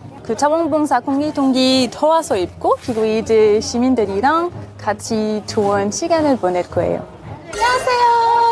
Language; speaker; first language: Korean; non-native, fluent; French